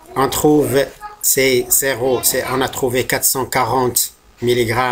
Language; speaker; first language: French; non-native, local second language; Arabic